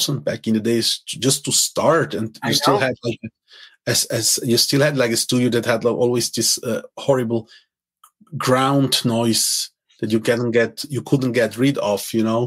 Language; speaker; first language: English; non-native, fluent; Italian